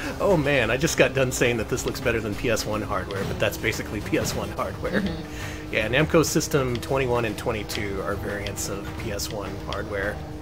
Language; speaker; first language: English; native; English